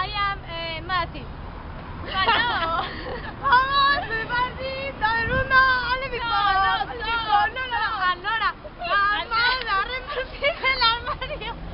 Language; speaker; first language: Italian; non-native, learner; Spanish